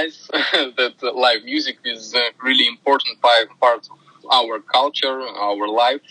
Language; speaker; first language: English; non-native, fluent; Russian